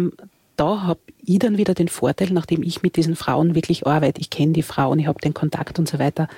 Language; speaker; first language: German; native; German